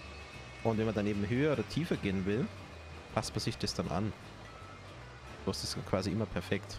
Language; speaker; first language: German; native; German